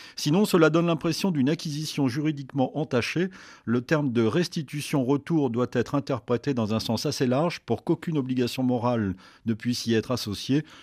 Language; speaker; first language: French; native; French